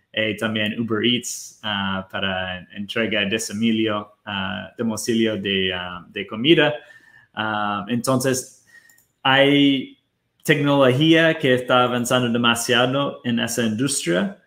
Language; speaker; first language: Spanish; non-native, fluent; Portuguese